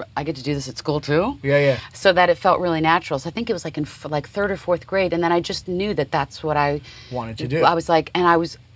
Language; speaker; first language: English; native; English